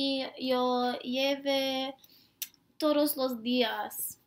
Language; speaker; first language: Spanish; non-native, learner; English